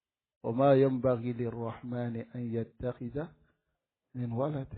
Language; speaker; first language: Arabic; non-native, fluent; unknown